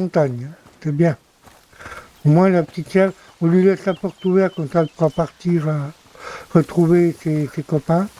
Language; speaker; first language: French; native; French